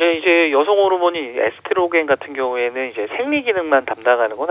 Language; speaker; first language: Korean; native; Korean